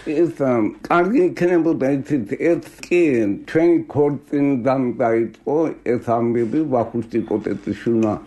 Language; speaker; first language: Georgian; native; Georgian